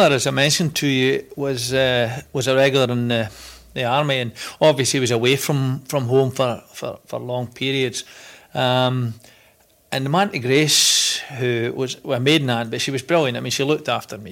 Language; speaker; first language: English; native; English